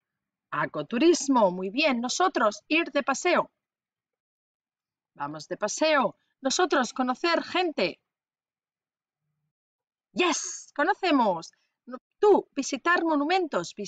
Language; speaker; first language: Spanish; non-native, fluent; English